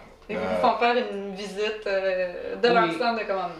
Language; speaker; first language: French; native; French